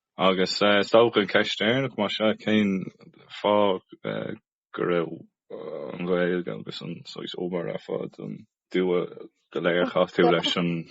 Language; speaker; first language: Irish; non-native, local second language; English